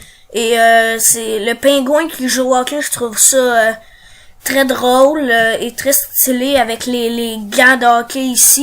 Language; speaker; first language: French; native; French